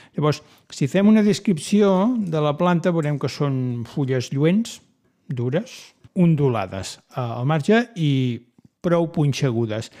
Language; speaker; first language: Catalan; native; Catalan